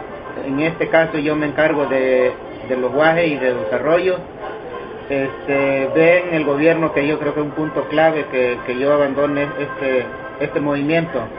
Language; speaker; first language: Spanish; native; Spanish